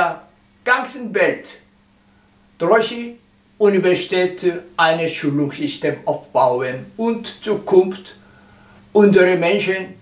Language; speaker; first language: German; non-native, learner; Korean